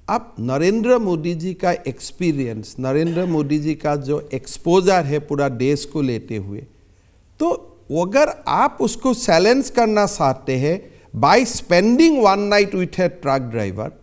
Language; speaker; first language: Hindi; non-native, local second language; Assamese